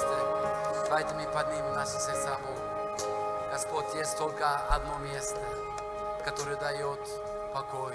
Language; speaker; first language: Russian; non-native, fluent; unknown